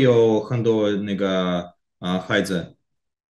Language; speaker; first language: Chinese; non-native, learner; Korean